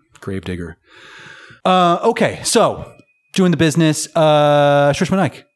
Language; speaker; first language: English; native; English